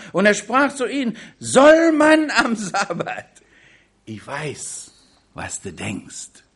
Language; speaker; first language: German; non-native, fluent; English